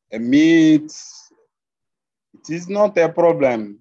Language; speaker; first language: English; non-native, learner; French